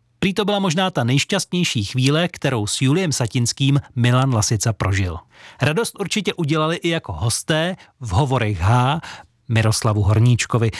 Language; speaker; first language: Czech; native; Czech